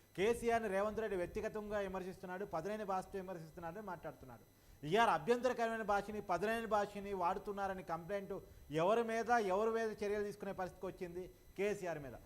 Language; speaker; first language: Telugu; native; Telugu